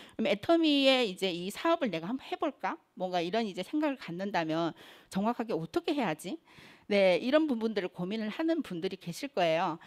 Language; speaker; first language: Korean; native; Korean